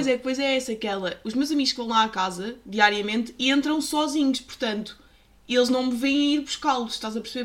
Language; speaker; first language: Portuguese; native; Portuguese